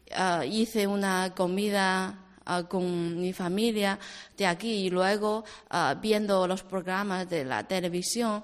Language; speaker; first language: Spanish; non-native, fluent; Chinese